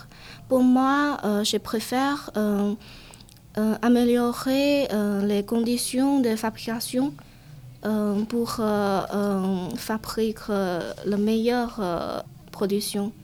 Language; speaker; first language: French; non-native, learner; Chinese